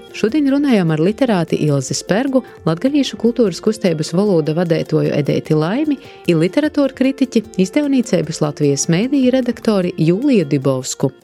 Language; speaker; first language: Latvian; native; Latvian